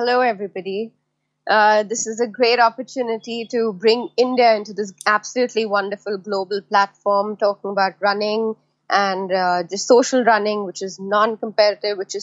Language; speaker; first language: English; non-native, local second language; Hindi